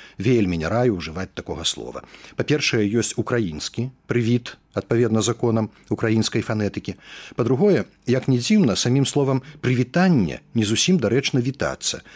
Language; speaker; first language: Belarusian; native; Belarusian